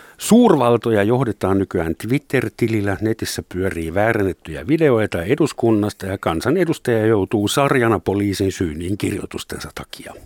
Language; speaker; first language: Finnish; non-native, fluent; German